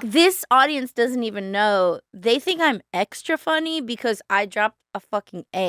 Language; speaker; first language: English; native; English